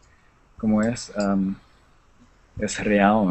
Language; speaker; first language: Spanish; non-native, learner; English